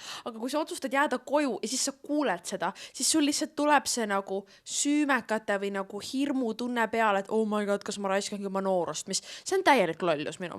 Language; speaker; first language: Estonian; native; Estonian